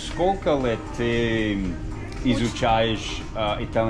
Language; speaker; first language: Russian; non-native, learner; English